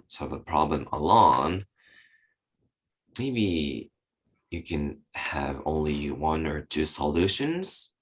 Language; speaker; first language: English; non-native, learner; Japanese